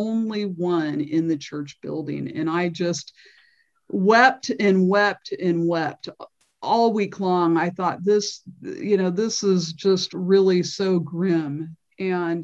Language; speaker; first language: English; native; English